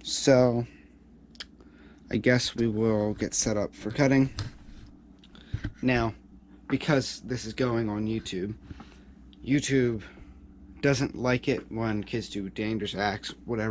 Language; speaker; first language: English; native; English